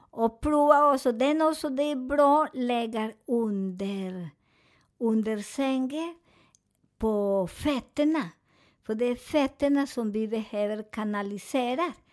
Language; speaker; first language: Swedish; non-native, fluent; Spanish